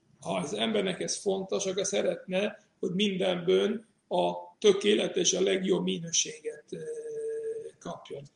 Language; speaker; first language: Hungarian; non-native, fluent; Yiddish